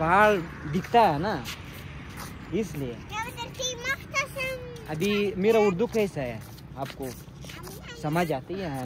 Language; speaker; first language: Hindi; non-native, learner; Pashto